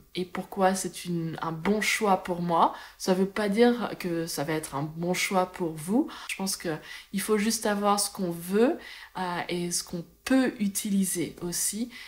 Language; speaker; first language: French; native; French